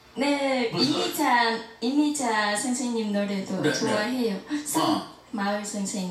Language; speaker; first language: Korean; non-native, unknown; Vietnamese